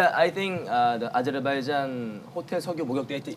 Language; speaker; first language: English; non-native, learner; Korean